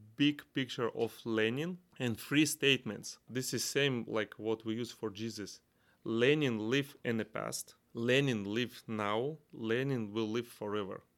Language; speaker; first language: English; non-native, learner; Kazakh